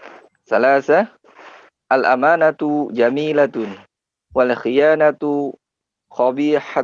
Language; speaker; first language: Arabic; non-native, learner; Indonesian